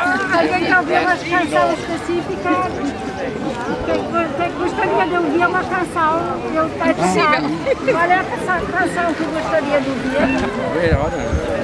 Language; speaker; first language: Portuguese; non-native, fluent; German